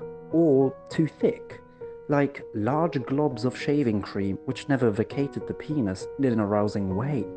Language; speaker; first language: English; native; English